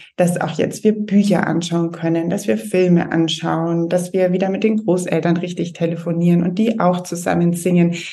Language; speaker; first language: German; native; German